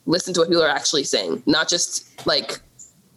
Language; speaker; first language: English; native; English